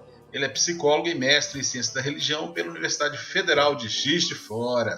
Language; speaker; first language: Portuguese; native; Portuguese